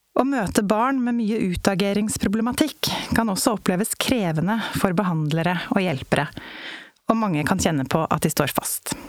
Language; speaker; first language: Norwegian; native; Norwegian